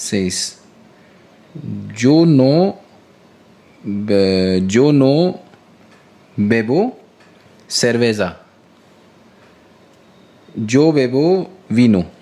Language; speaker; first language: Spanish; non-native, learner; Hindi